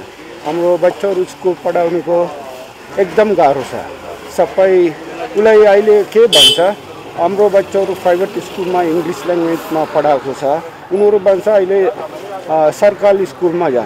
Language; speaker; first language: Nepali; non-native, local second language; Tibetan